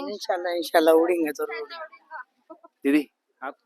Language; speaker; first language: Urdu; non-native, local second language; Marathi